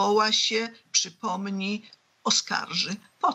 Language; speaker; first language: Polish; native; Polish